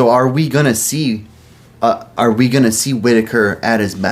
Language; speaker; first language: English; native; English